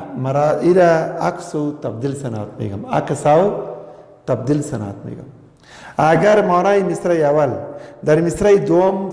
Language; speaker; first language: Persian; non-native, local second language; Pashto